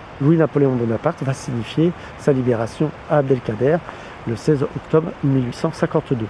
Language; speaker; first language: French; native; French